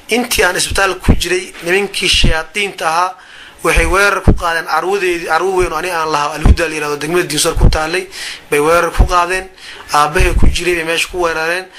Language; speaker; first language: Somali; non-native, local second language; Maay